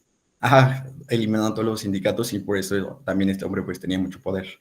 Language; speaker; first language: Spanish; native; Spanish